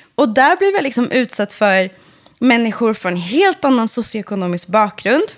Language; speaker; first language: Swedish; early bilingual, other home language; Persian